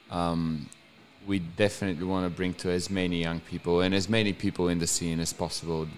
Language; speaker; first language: English; non-native, fluent; Bulgarian